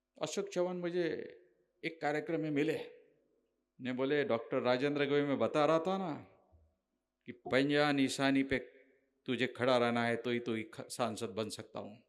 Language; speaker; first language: Hindi; non-native, local second language; Marathi